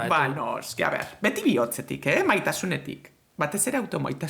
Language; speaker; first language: Basque; native; Basque